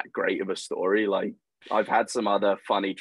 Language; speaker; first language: English; native; English